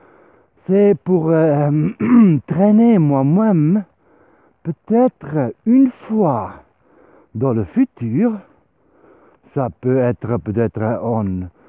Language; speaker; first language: French; non-native, learner; Swiss German